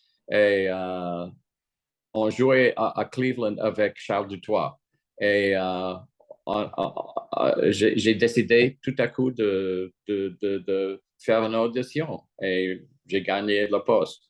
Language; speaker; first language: French; non-native, fluent; English